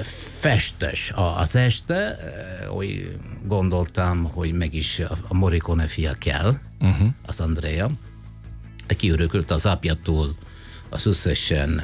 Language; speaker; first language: Hungarian; non-native, fluent; Italian